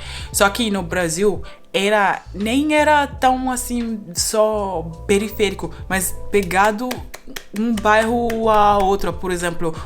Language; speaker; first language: Portuguese; non-native, fluent; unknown